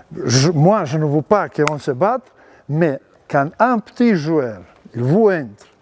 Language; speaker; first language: French; non-native, learner; Serbian